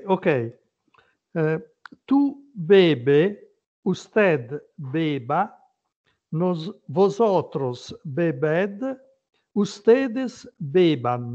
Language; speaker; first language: Spanish; non-native, learner; Italian